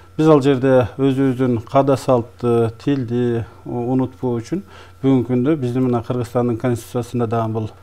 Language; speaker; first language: Kyrgyz; non-native, local second language; Tajik